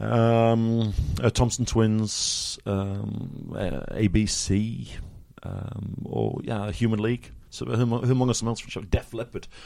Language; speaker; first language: Swedish; non-native, fluent; English